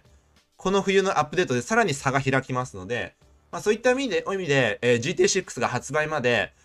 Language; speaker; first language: Japanese; native; Japanese